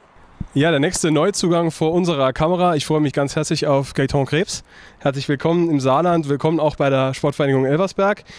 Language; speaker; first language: German; native; German